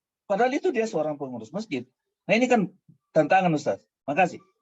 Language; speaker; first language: Indonesian; native; Indonesian